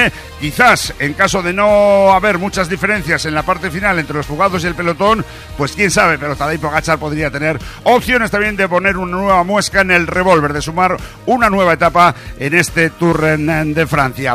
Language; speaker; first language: Spanish; native; Spanish